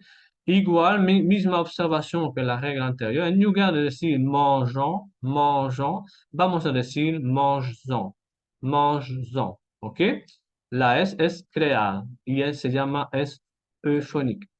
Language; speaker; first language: Spanish; non-native, fluent; French